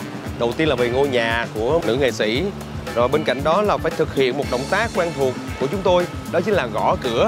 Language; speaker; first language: Vietnamese; native; Vietnamese